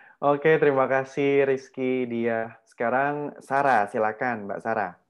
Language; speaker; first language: Indonesian; native; Indonesian